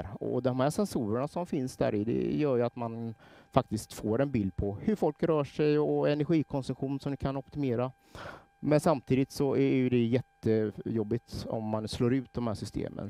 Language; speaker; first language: Swedish; native; Swedish